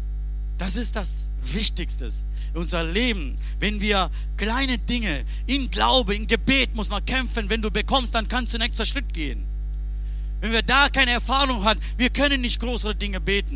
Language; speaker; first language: German; non-native, learner; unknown